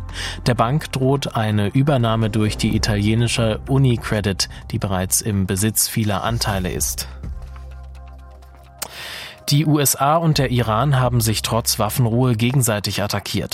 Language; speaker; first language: German; native; German